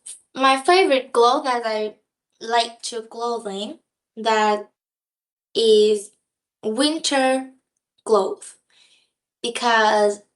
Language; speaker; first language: English; non-native, learner; Vietnamese